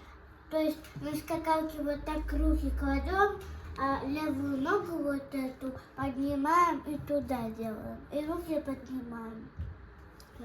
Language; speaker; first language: Russian; early bilingual, other home language; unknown